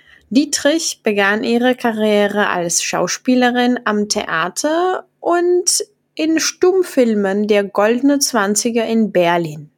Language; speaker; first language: German; non-native, fluent; Czech